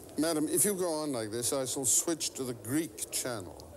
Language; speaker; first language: English; native; English